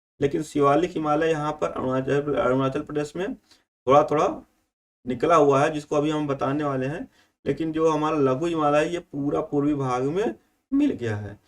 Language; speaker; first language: Hindi; native; Hindi